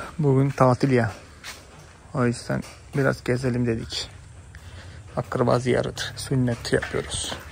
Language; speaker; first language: Turkish; non-native, fluent; Malayalam